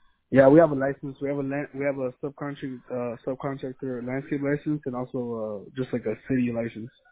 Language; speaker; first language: English; early bilingual, other home language; Spanish